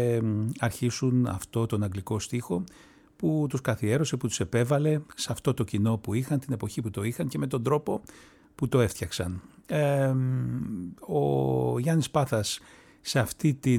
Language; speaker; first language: Greek; native; Greek